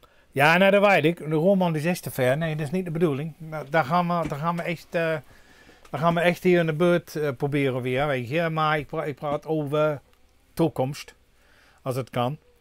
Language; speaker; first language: Dutch; non-native, fluent; English